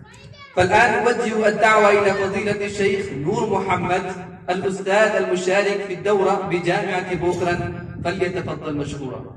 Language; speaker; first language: Arabic; non-native, fluent; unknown